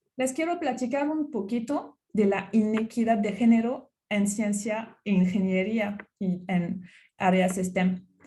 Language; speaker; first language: Spanish; non-native, fluent; French